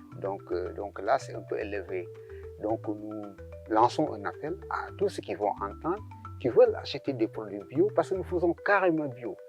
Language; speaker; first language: French; non-native, local second language; Serer